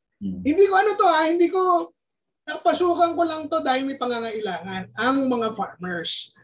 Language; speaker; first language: Filipino; native; Filipino